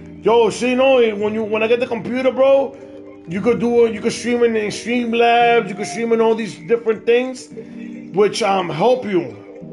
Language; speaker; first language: English; early bilingual, other home language; Spanish